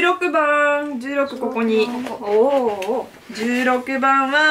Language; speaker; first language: Japanese; non-native, learner; Russian